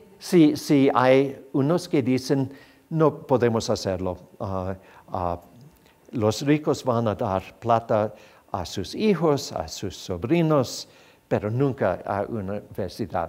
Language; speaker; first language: Spanish; non-native, fluent; English